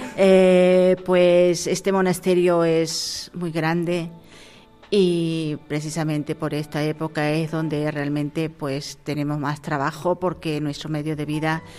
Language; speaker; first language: Spanish; native; Spanish